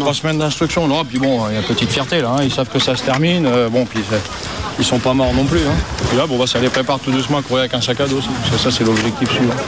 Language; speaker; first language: French; native; French